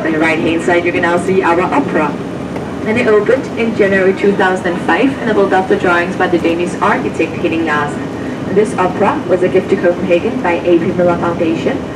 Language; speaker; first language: English; non-native, fluent; Danish